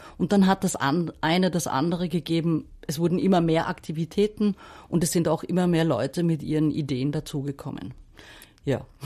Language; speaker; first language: German; native; German